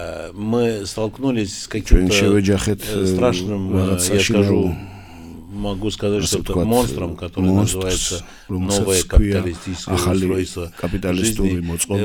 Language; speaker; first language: Russian; non-native, fluent; Romanian